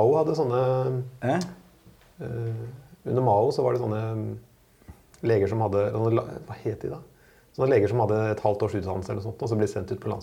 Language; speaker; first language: Norwegian; native; Norwegian